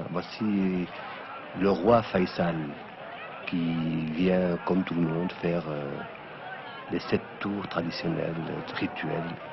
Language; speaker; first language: French; non-native, local second language; Arabic